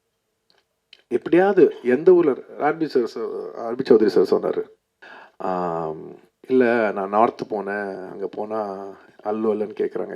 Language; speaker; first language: Tamil; non-native, local second language; Telugu